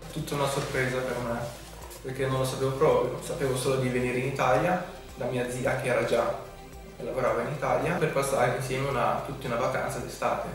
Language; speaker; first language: Italian; early bilingual, other home language; Romanian